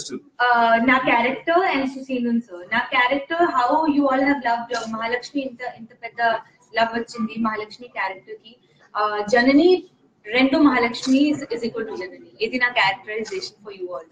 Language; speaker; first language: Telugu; non-native, learner; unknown